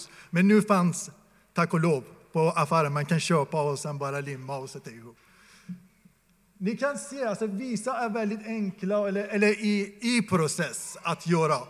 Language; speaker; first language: Swedish; non-native, fluent; Persian